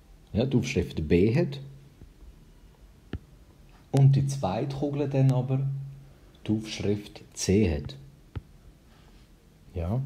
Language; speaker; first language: German; early bilingual, other home language; Albanian